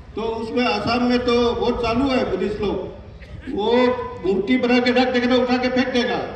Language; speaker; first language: Hindi; non-native, local second language; Assamese